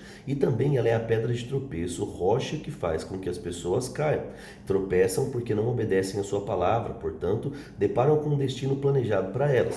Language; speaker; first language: Portuguese; native; Portuguese